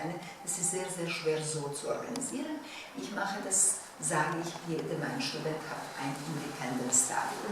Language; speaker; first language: German; non-native, fluent; Bosnian